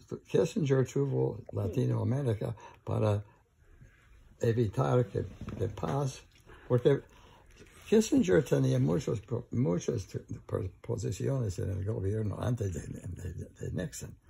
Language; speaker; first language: Spanish; non-native, learner; English